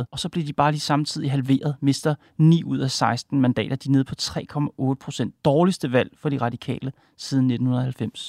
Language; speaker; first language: Danish; native; Danish